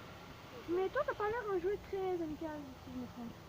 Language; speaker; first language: French; native; French